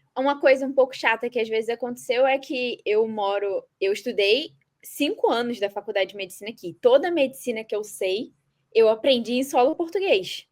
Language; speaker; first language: Portuguese; native; Portuguese